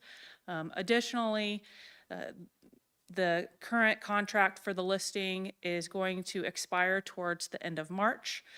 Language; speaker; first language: English; native; English